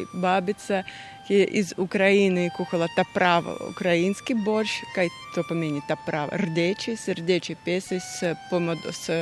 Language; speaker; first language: Slovenian; non-native, fluent; Russian